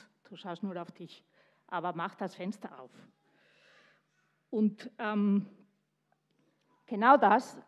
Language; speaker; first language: German; non-native, fluent; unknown